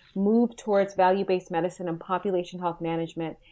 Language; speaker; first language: English; native; English